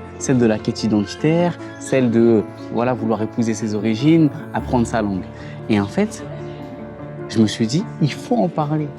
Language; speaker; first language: French; native; French